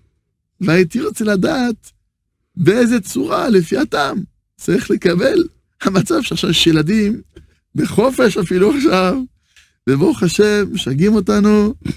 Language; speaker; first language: Hebrew; non-native, fluent; French